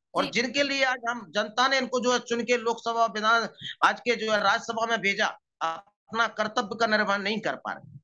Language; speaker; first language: Hindi; native; Hindi